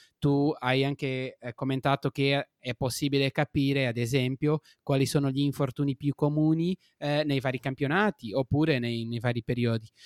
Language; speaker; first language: Italian; non-native, fluent; Portuguese